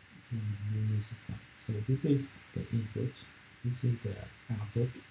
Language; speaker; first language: English; non-native, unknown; Vietnamese